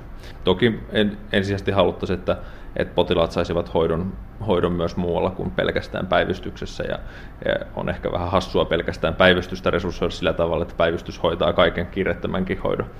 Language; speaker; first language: Finnish; native; Finnish